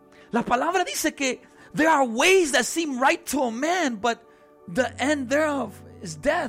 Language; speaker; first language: English; early bilingual, other home language; Spanish